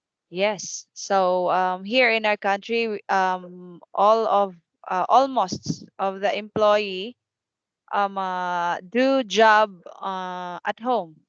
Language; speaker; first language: English; non-native, fluent; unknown